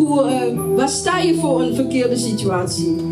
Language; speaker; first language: Dutch; non-native, learner; Lingala